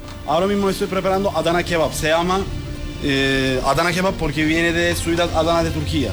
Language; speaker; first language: Spanish; non-native, learner; Turkish